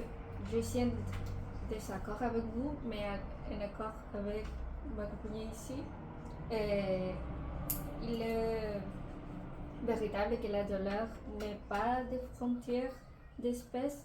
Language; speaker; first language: French; non-native, learner; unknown